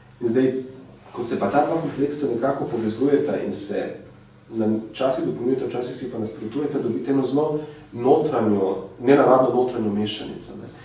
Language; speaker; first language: Slovenian; native; Slovenian